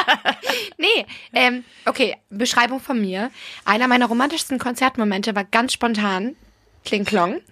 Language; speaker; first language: German; non-native, fluent; English